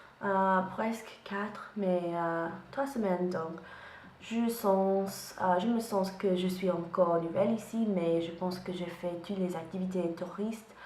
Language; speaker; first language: French; non-native, learner; English